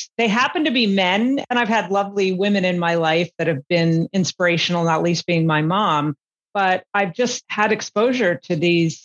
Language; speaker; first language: English; native; English